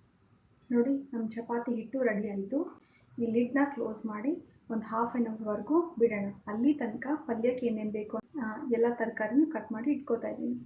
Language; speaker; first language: Kannada; native; Kannada